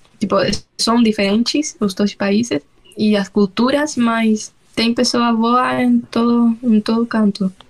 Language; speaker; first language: Portuguese; non-native, fluent; Spanish